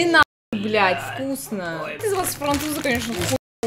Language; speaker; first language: Russian; native; Russian